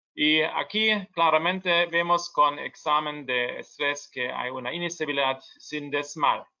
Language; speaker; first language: Spanish; non-native, learner; German